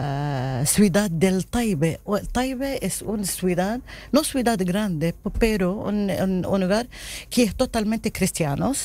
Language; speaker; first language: Spanish; non-native, learner; Arabic